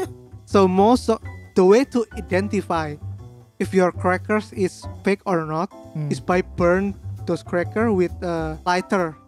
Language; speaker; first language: English; non-native, fluent; Indonesian